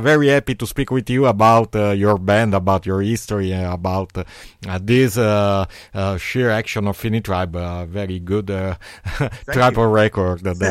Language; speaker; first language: English; non-native, learner; Italian